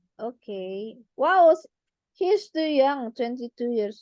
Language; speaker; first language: English; non-native, learner; Indonesian